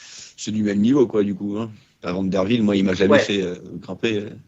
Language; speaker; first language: French; native; French